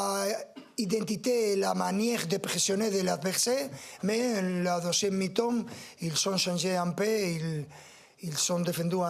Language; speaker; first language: French; non-native, fluent; Spanish